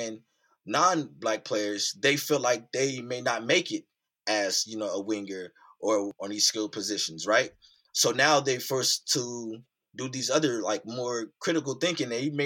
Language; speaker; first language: English; native; English